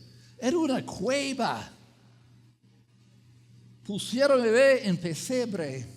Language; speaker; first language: Spanish; non-native, fluent; English